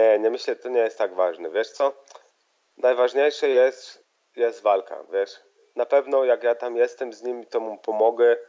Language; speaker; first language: Polish; early bilingual, heritage; Polish